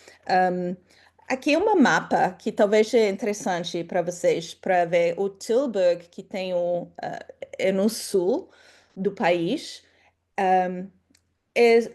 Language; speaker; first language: Portuguese; non-native, fluent; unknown